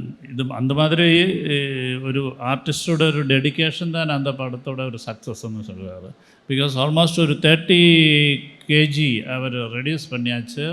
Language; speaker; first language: Tamil; non-native, local second language; Malayalam